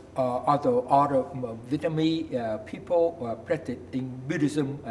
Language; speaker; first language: English; non-native, learner; Vietnamese